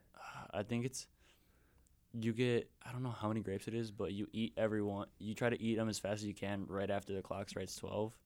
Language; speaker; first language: English; early bilingual, other home language; Spanish